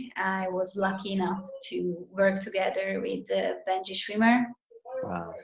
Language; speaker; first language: English; non-native, fluent; Hungarian